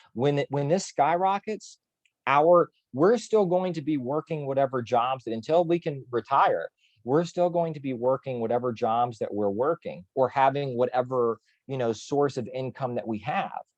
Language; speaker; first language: English; native; English